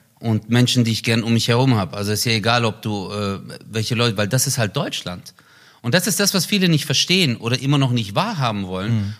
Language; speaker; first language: German; early bilingual, other home language; Turkish